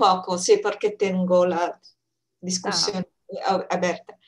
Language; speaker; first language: Portuguese; non-native, learner; French